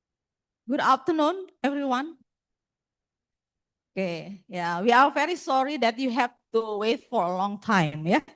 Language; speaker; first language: English; non-native, fluent; Indonesian